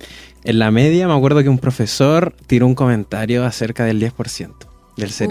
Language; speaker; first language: Spanish; native; Spanish